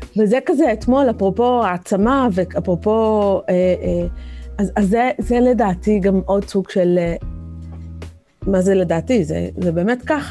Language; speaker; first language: Hebrew; non-native, local second language; Arabic